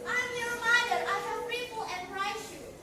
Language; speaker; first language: English; non-native, learner; Indonesian